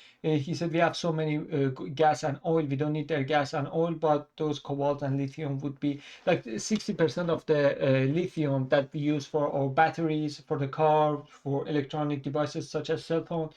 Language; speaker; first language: English; non-native, fluent; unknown